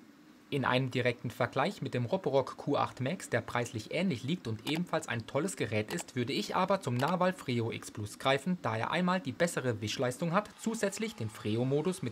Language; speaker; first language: German; native; German